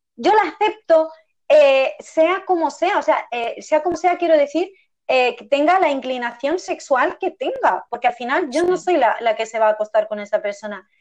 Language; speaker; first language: Spanish; early bilingual, other home language; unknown